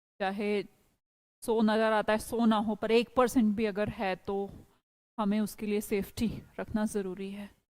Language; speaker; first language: Hindi; native; Hindi